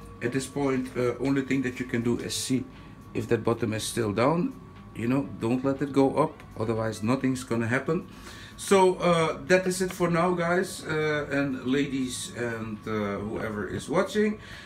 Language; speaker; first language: English; non-native, fluent; Dutch